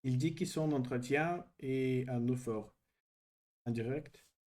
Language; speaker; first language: French; non-native, learner; Russian